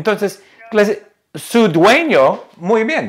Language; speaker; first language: Spanish; non-native, fluent; English